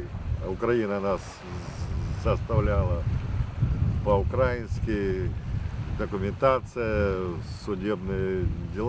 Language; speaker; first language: Russian; native; Russian